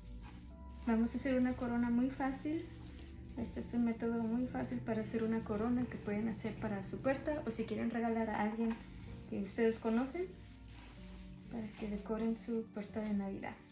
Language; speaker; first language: Spanish; early bilingual, heritage; Spanish